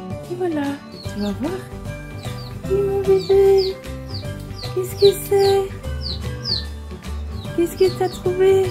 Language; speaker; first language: French; native; French